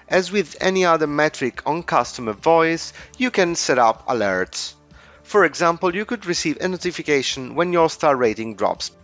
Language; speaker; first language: English; non-native, fluent; Italian